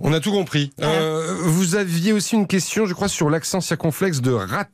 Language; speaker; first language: French; native; French